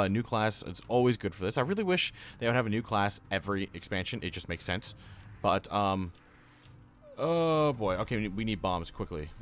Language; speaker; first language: English; native; English